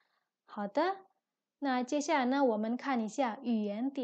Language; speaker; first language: Chinese; non-native, fluent; Indonesian